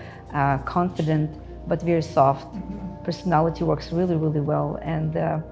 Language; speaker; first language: English; early bilingual, other home language; Ukrainian